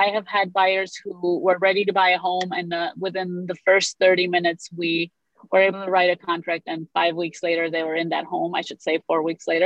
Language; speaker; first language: English; non-native, fluent; Romanian